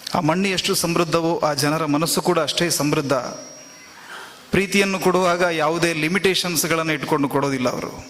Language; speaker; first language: Kannada; non-native, local second language; Tulu